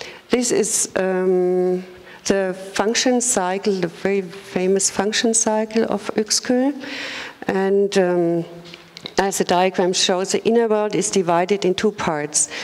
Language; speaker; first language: English; non-native, fluent; German